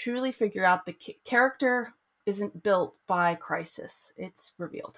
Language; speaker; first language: English; native; English